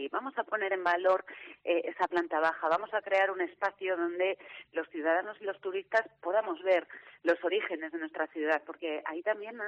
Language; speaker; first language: Spanish; native; Spanish